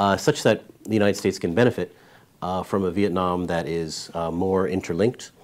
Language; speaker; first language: English; native; English